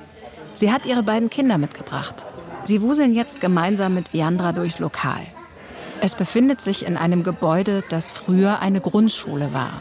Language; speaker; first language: German; native; German